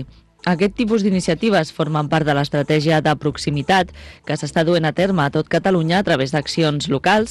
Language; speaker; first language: Catalan; native; Catalan